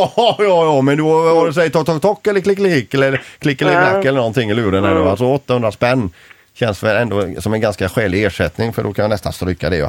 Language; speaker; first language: Swedish; native; Swedish